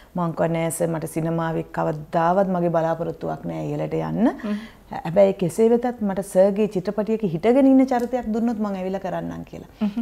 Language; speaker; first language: Sinhala; native; Sinhala